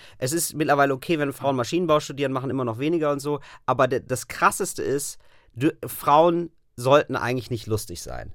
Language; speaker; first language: German; native; German